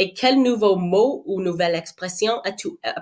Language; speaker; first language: French; non-native, fluent; English